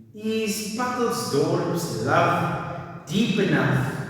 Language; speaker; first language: English; non-native, local second language; Afrikaans